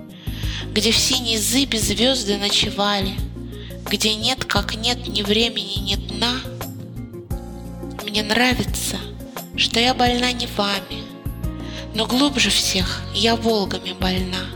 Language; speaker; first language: Russian; native; Russian